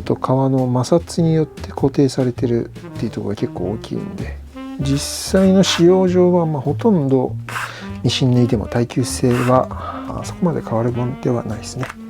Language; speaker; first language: Japanese; native; Japanese